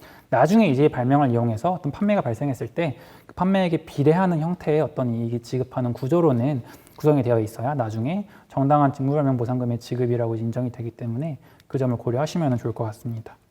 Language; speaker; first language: Korean; native; Korean